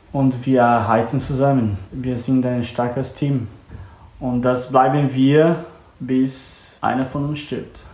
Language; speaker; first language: German; non-native, learner; Portuguese